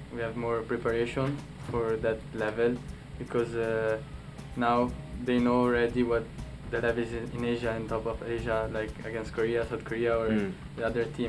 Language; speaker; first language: English; non-native, local second language; Filipino